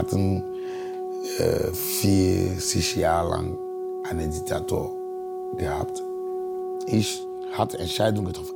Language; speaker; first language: German; non-native, fluent; Ewe